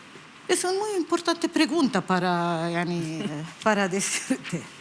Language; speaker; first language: Spanish; non-native, learner; Arabic